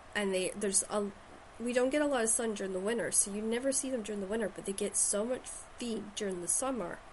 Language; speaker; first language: English; native; English